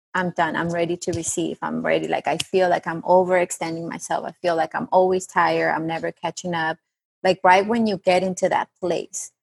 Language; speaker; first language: English; non-native, fluent; Spanish